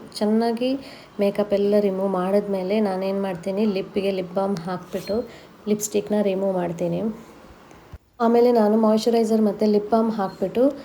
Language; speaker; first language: Kannada; non-native, local second language; Tulu